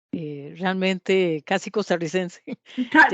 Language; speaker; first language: Spanish; native; Spanish